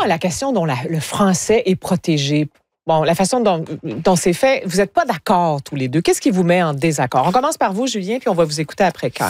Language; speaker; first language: French; native; French